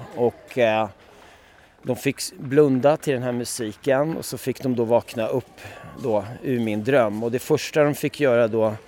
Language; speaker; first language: Swedish; early bilingual, other home language; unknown